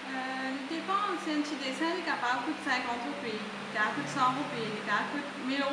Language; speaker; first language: French; non-native, learner; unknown